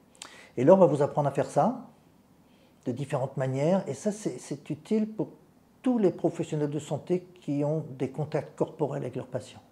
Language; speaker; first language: French; native; French